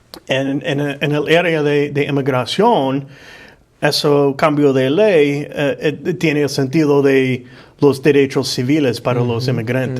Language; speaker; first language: Spanish; non-native, fluent; English